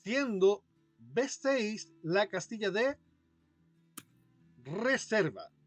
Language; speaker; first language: Spanish; native; Spanish